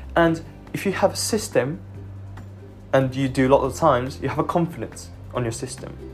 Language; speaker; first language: English; non-native, fluent; Japanese